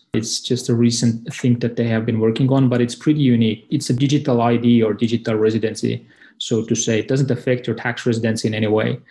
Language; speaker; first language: English; non-native, fluent; Estonian